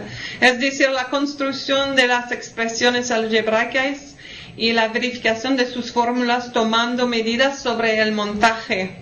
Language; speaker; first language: Spanish; non-native, learner; French